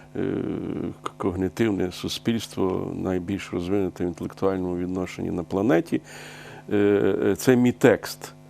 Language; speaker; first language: Ukrainian; native; Ukrainian